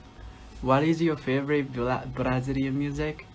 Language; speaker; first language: English; non-native, learner; Japanese